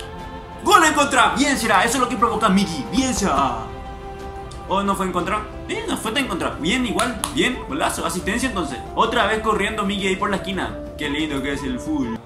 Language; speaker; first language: Spanish; native; Spanish